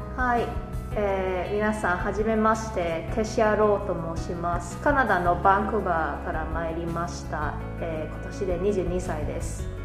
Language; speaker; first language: Japanese; non-native, fluent; English